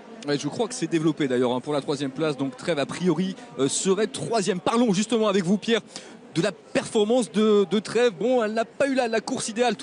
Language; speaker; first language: French; native; French